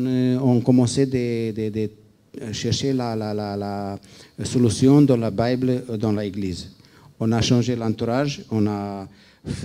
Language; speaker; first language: French; non-native, fluent; Romanian